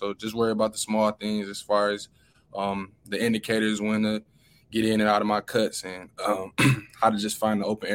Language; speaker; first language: English; native; English